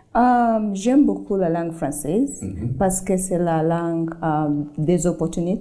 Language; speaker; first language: French; non-native, learner; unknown